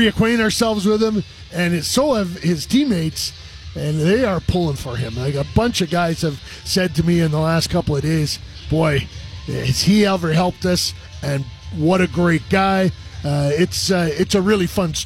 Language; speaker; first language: English; native; English